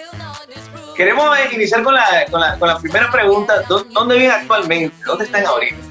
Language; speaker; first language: Spanish; native; Spanish